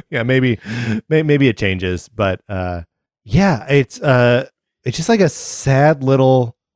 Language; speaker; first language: English; native; English